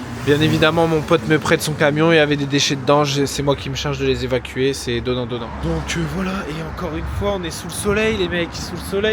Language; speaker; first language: French; native; French